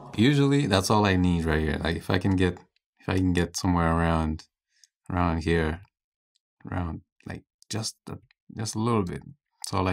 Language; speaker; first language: English; native; English